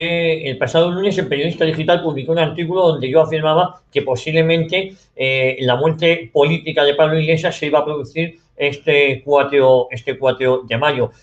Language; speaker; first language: Spanish; native; Spanish